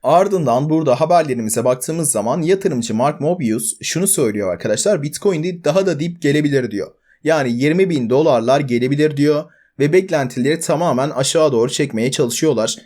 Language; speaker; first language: Turkish; native; Turkish